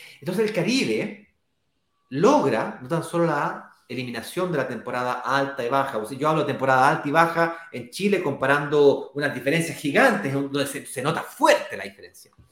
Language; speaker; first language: Spanish; native; Spanish